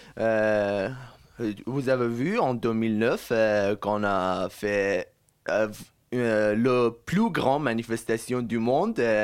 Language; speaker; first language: French; non-native, learner; Persian